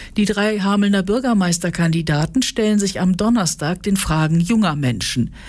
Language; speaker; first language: German; native; German